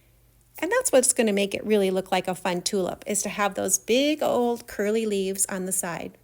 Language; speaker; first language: English; native; English